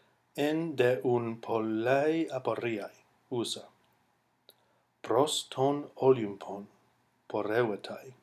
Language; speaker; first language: Greek; non-native, fluent; English